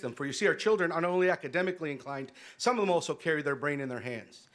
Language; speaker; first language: English; early bilingual, other home language; Spanish